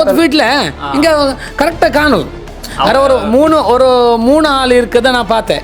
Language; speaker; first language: Tamil; non-native, learner; Kannada